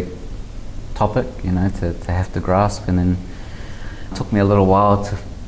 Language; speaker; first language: English; native; English